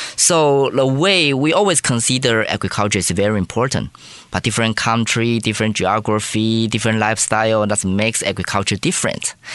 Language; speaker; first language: English; non-native, fluent; Chinese